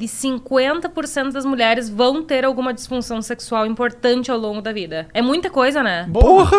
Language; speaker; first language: Portuguese; native; Portuguese